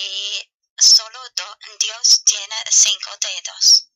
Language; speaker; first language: Spanish; non-native, fluent; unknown